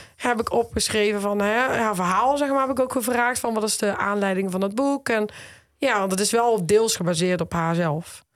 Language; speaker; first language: Dutch; native; Dutch